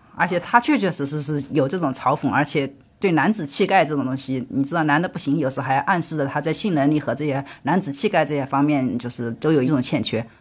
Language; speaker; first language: Chinese; native; Chinese